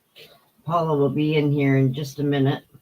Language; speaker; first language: English; native; English